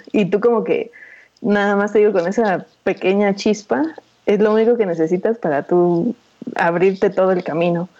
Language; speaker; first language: Spanish; native; Spanish